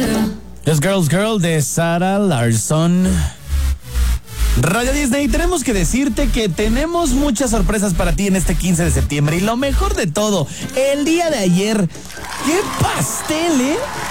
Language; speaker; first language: Spanish; native; Spanish